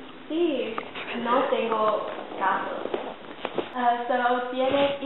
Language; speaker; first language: Spanish; non-native, learner; English